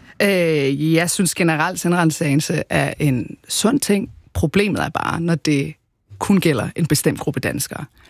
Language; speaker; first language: Danish; early bilingual, other home language; Arabic